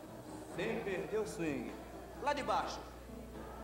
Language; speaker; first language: Portuguese; native; Portuguese